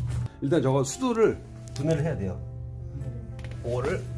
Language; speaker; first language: Korean; native; Korean